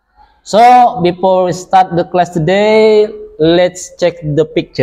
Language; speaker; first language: English; non-native, local second language; Indonesian